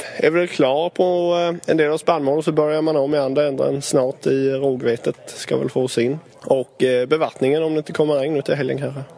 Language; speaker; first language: Swedish; native; Swedish